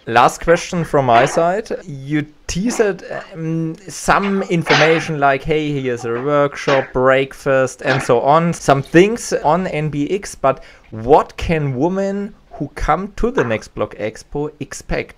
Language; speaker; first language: English; non-native, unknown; German